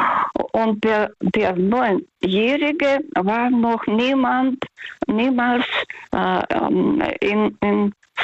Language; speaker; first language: German; non-native, fluent; Russian